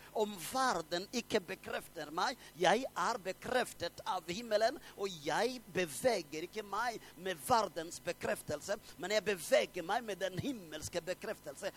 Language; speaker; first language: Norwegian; non-native, fluent; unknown